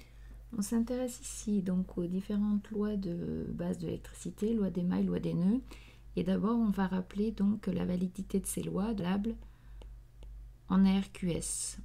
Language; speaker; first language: French; native; French